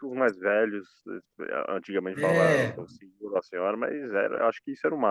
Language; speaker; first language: Portuguese; native; Portuguese